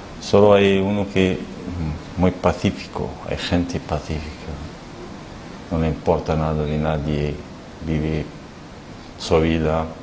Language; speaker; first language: Spanish; non-native, learner; Arabic